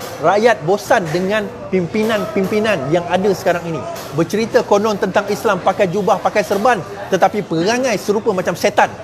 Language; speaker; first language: Malay; native; Malay